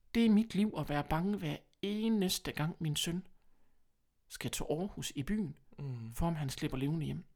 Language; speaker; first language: Danish; early bilingual, other home language; German